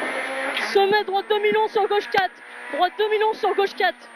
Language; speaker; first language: French; native; French